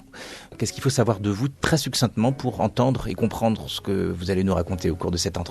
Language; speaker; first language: French; native; French